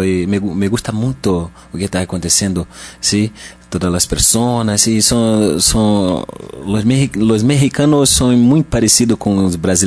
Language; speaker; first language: Spanish; non-native, learner; Portuguese